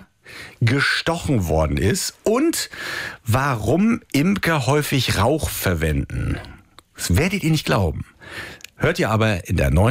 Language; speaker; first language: German; native; German